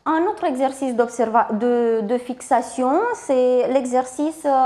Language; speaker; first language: French; non-native, fluent; Romanian